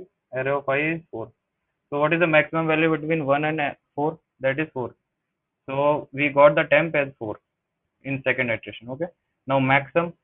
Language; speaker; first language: English; non-native, local second language; Hindi